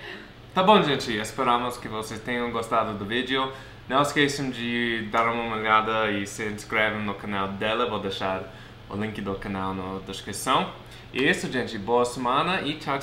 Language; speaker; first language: Portuguese; non-native, fluent; English